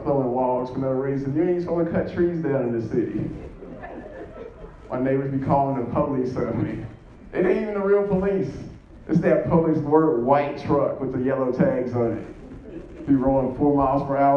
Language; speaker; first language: English; native; English